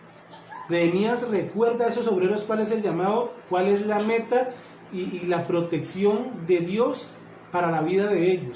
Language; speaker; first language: Spanish; native; Spanish